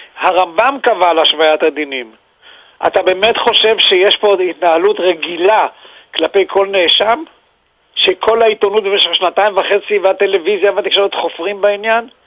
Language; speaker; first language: Hebrew; native; Hebrew